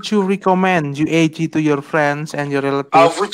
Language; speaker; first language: English; non-native, fluent; Indonesian